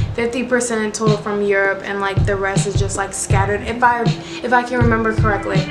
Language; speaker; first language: English; native; English